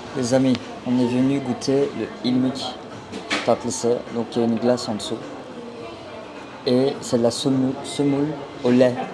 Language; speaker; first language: French; early bilingual, heritage; Turkish